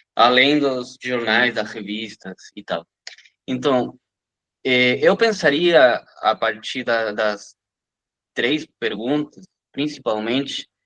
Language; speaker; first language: Portuguese; non-native, fluent; Spanish